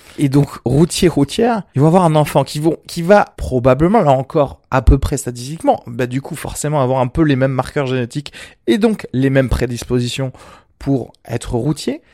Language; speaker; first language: French; early bilingual, other home language; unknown